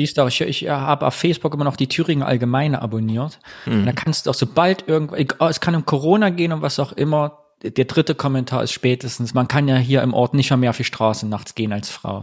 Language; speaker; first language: German; native; German